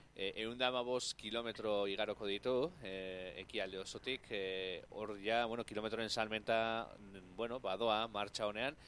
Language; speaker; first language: Basque; native; Basque